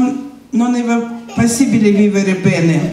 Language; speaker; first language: Italian; non-native, learner; Russian